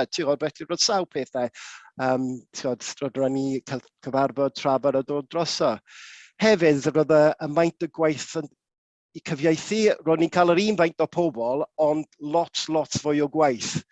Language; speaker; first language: Welsh; non-native, local second language; English